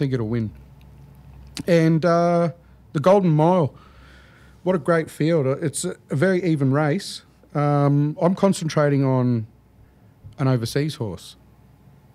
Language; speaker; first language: English; native; English